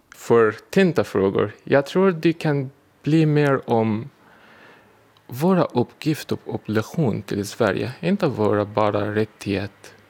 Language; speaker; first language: Swedish; non-native, fluent; Arabic